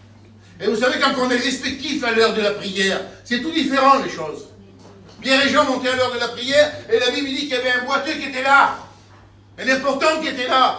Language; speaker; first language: French; native; French